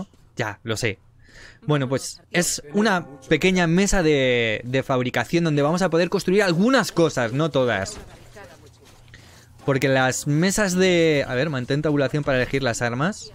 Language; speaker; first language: Spanish; native; Spanish